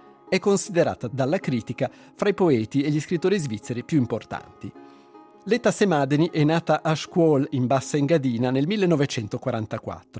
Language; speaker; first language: Italian; native; Italian